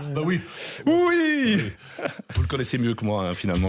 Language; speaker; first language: French; native; French